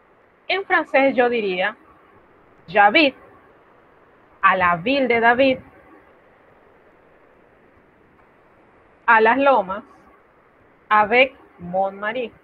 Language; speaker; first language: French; non-native, fluent; Spanish